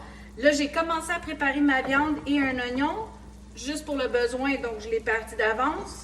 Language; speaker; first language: French; native; French